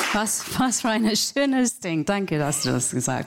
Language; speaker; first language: German; non-native, learner; English